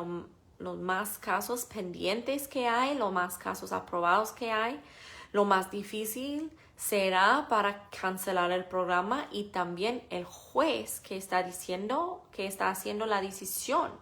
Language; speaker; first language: Spanish; non-native, fluent; English